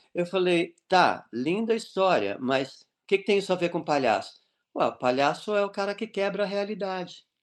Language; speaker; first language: Portuguese; native; Portuguese